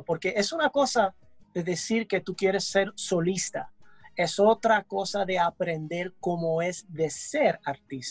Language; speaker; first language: Spanish; early bilingual, heritage; English